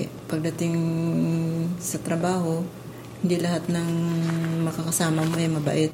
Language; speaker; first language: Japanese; non-native, learner; Filipino